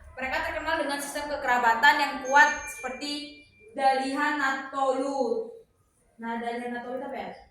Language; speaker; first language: Indonesian; native; Indonesian